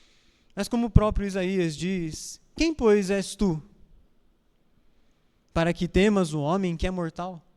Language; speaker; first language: Portuguese; native; Portuguese